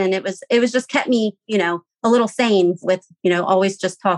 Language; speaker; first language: English; native; English